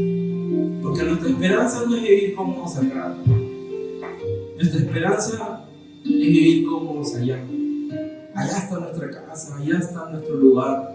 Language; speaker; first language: Spanish; native; Spanish